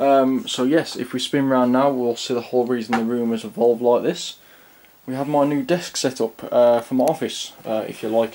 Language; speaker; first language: English; native; English